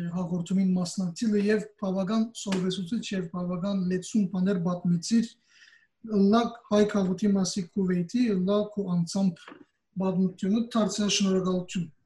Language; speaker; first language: Armenian; early bilingual, heritage; Armenian